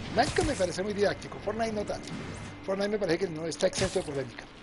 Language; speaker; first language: Spanish; native; Spanish